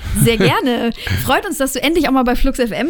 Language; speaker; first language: German; native; German